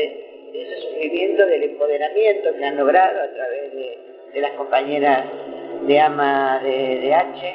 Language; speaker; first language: Spanish; native; Spanish